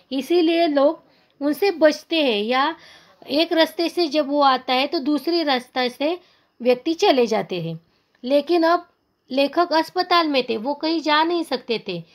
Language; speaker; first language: Hindi; non-native, local second language; Marathi